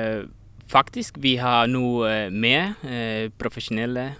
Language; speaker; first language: Danish; non-native, learner; Estonian